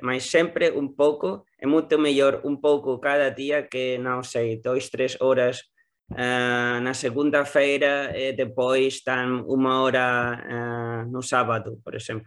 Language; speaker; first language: Portuguese; non-native, learner; Spanish